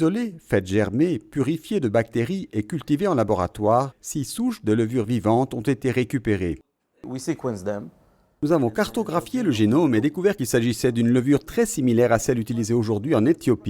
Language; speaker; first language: French; native; French